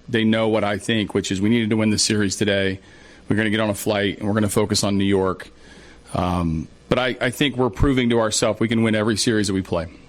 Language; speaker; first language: English; native; English